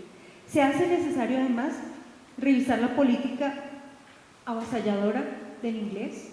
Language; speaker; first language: Spanish; native; Spanish